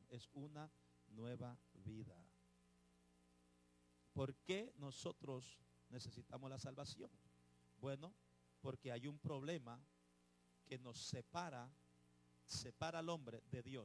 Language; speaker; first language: Spanish; native; Spanish